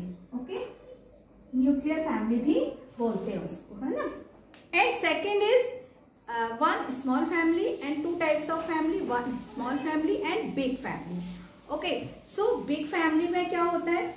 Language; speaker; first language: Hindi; native; Hindi